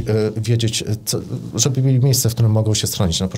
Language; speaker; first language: Polish; native; Polish